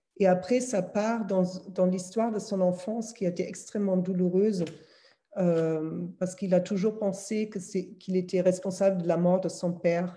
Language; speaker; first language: French; non-native, fluent; German